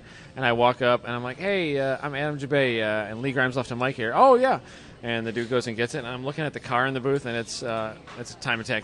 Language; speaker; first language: English; native; English